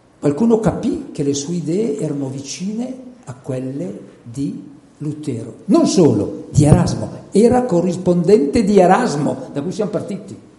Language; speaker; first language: Italian; native; Italian